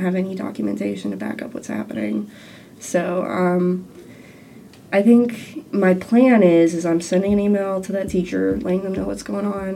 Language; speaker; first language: English; native; English